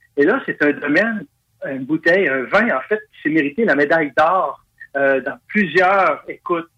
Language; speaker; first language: French; native; French